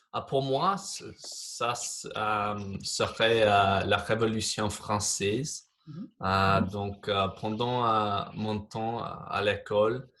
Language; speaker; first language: French; non-native, fluent; English